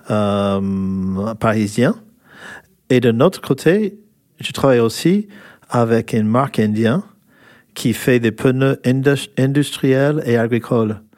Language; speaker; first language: French; non-native, fluent; English